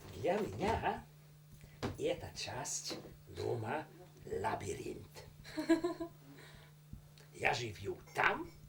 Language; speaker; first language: Russian; non-native, learner; Hungarian